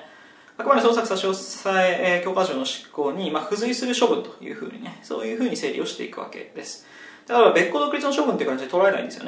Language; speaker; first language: Japanese; native; Japanese